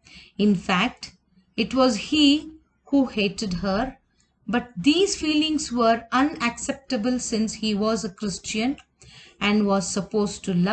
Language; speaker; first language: English; non-native, local second language; Kannada